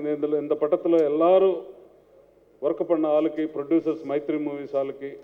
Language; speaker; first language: Tamil; non-native, learner; Telugu